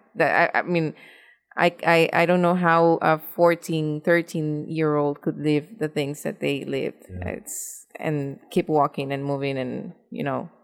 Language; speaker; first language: English; non-native, fluent; Spanish